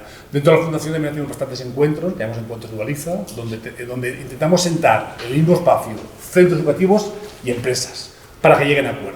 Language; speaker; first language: Spanish; native; Spanish